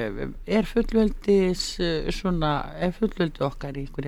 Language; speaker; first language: Icelandic; native; Icelandic